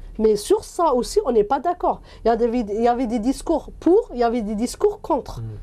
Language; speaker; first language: French; non-native, local second language; Arabic